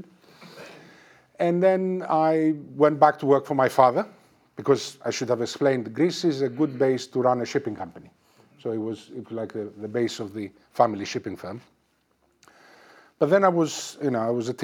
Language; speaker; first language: English; non-native, fluent; Greek